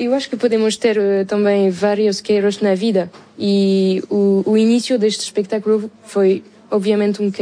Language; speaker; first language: Portuguese; non-native, fluent; French